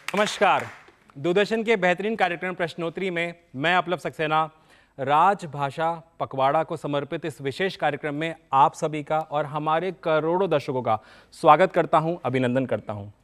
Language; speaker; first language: Hindi; native; Hindi